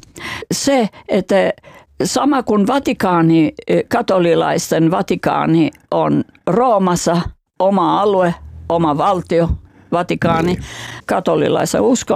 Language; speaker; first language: Finnish; non-native, fluent; Albanian